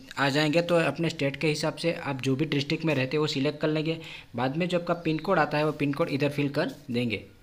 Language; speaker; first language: Hindi; non-native, local second language; Gujarati